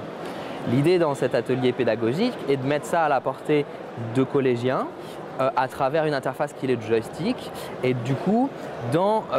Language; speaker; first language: French; native; French